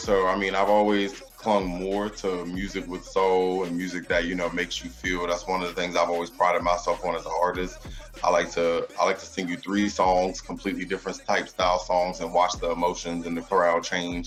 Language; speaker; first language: English; native; English